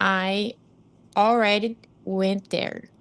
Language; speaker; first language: English; non-native, learner; Portuguese